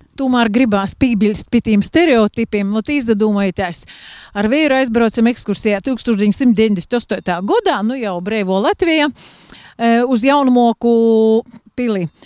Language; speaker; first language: Latvian; native; Latvian